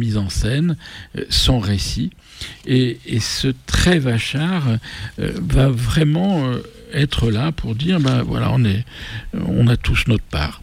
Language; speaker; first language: French; native; French